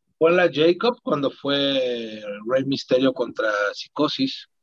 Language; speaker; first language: Spanish; native; Spanish